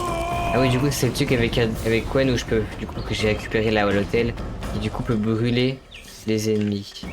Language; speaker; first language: French; native; French